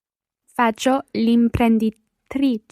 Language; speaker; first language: Italian; non-native, learner; English